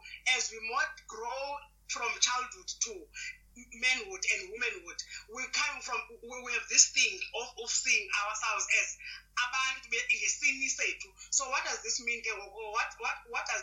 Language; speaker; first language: English; non-native, local second language; Xhosa